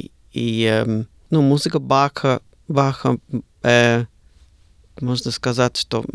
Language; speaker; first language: Russian; non-native, learner; English